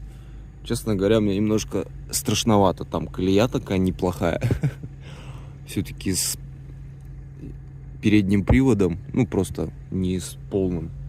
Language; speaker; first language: Russian; native; Russian